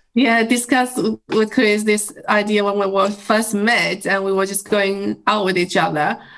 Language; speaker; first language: English; non-native, fluent; Chinese